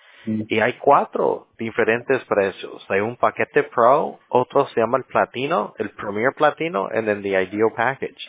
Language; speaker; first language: Spanish; early bilingual, heritage; English